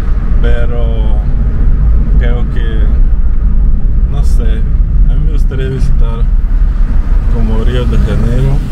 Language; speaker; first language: Spanish; non-native, fluent; Russian